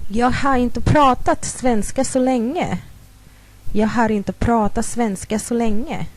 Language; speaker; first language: Swedish; non-native, fluent; Thai